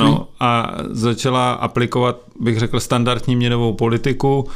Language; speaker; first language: Czech; native; Czech